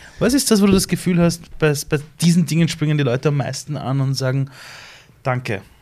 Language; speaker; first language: German; early bilingual, other home language; Persian